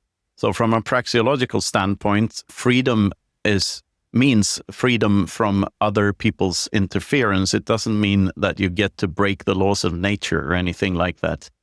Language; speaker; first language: English; non-native, fluent; Swedish